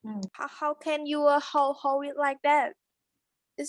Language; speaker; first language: English; non-native, learner; Vietnamese